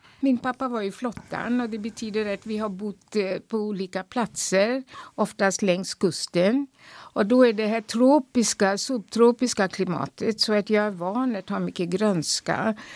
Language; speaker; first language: Swedish; non-native, fluent; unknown